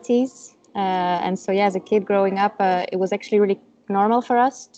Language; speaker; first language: English; non-native, fluent; Dutch